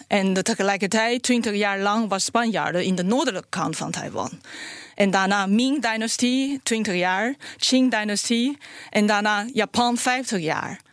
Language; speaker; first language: Dutch; non-native, fluent; Chinese